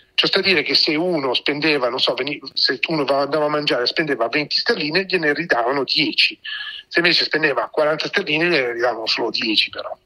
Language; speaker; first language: Italian; native; Italian